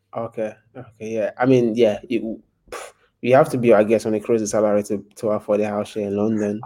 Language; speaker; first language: English; non-native, local second language; Yoruba